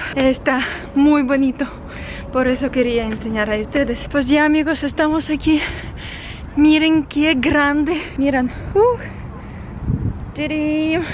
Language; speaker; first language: Spanish; non-native, fluent; Ukrainian